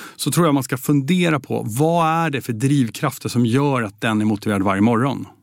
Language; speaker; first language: Swedish; native; Swedish